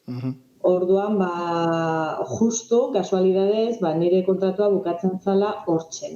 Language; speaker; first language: Basque; non-native, local second language; Spanish